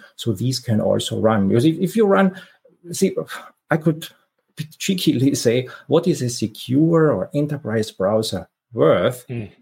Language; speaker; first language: English; non-native, fluent; German